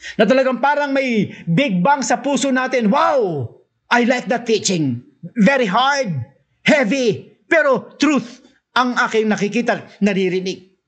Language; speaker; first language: Filipino; non-native, local second language; Cebuano